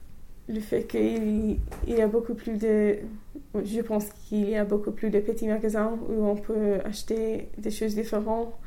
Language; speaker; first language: French; non-native, fluent; English